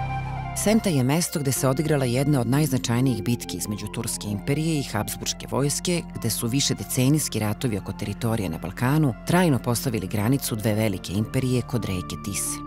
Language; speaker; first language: Serbian; native; Serbian